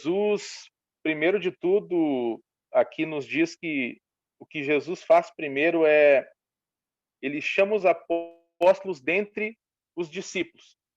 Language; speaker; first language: Portuguese; native; Portuguese